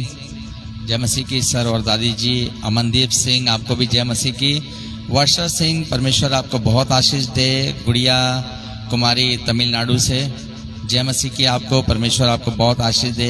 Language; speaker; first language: Hindi; native; Hindi